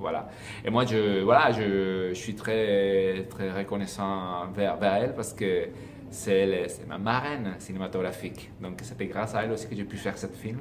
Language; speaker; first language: French; non-native, fluent; Spanish